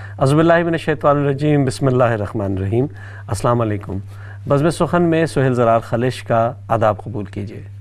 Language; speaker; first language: Urdu; native; Urdu